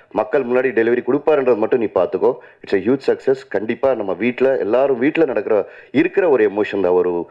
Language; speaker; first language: Tamil; native; Tamil